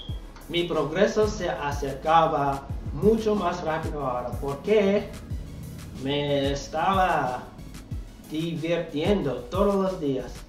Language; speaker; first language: Spanish; non-native, learner; English